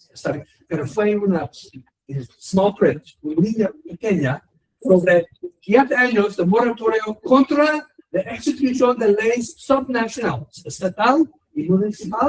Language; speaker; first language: Spanish; non-native, learner; English